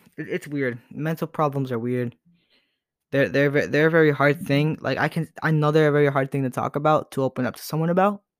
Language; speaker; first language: English; early bilingual, other home language; Spanish